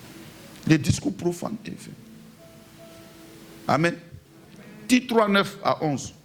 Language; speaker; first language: French; native; French